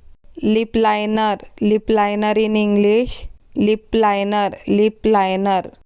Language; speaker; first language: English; non-native, local second language; Hindi